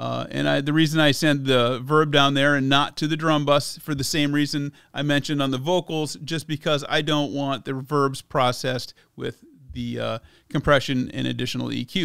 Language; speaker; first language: English; native; English